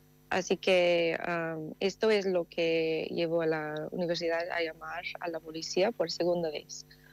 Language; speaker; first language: Spanish; non-native, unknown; English